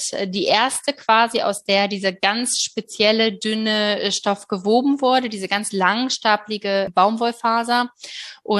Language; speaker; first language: German; native; German